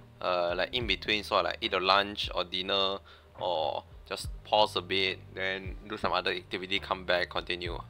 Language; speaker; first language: English; non-native, learner; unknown